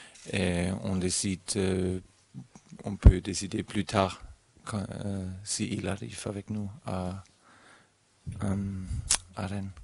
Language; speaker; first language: French; non-native, learner; German